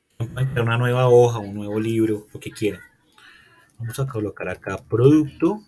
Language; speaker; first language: Spanish; native; Spanish